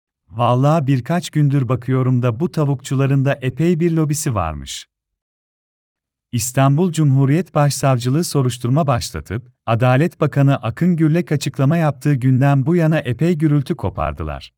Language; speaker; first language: Turkish; native; Turkish